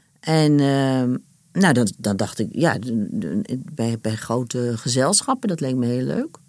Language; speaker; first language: Dutch; native; Dutch